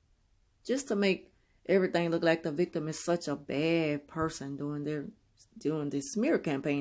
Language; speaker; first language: English; native; English